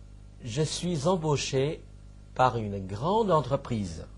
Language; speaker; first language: French; non-native, fluent; Chinese